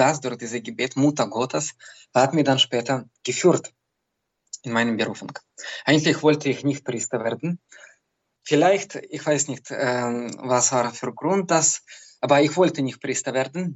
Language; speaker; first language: German; non-native, learner; Belarusian